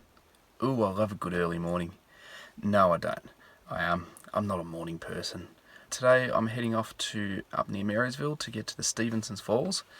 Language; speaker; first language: English; native; English